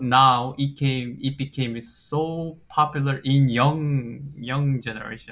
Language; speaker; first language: English; non-native, fluent; Korean